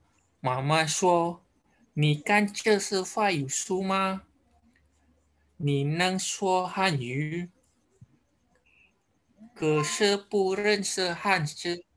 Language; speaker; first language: Chinese; non-native, learner; Indonesian